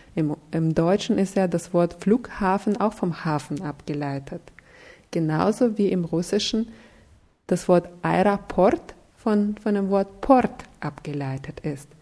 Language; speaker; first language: German; non-native, fluent; Russian